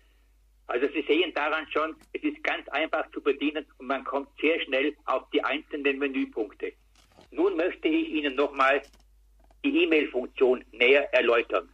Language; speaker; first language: German; native; German